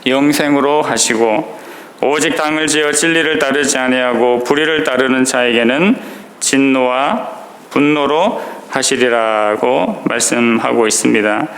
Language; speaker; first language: Korean; native; Korean